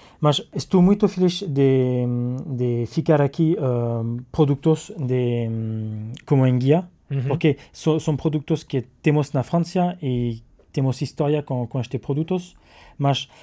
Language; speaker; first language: Portuguese; non-native, learner; French